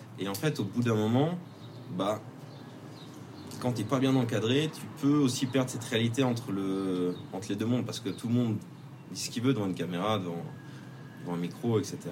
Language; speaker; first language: French; native; French